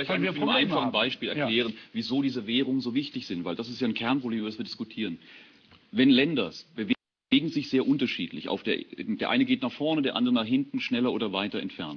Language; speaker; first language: German; native; German